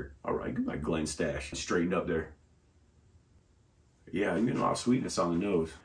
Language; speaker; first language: English; native; English